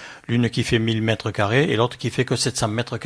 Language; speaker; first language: French; native; French